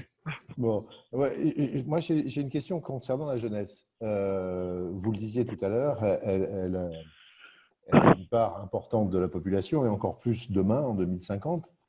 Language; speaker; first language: French; native; French